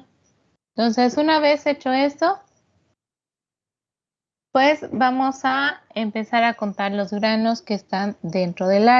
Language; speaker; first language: Spanish; native; Spanish